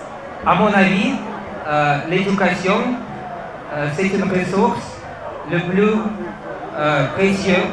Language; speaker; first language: French; non-native, fluent; Russian